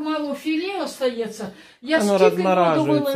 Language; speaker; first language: Russian; non-native, local second language; Ukrainian